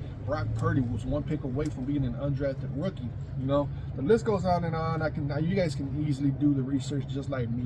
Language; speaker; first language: English; native; English